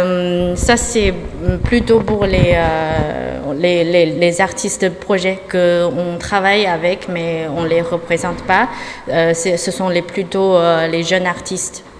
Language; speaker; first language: French; non-native, fluent; Chinese